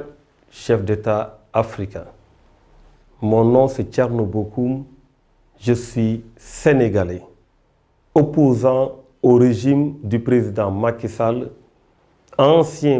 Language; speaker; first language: French; non-native, local second language; Wolof